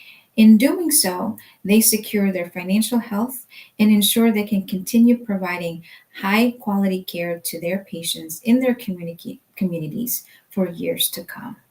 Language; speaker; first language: English; native; English